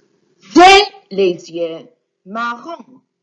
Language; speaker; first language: French; non-native, fluent; English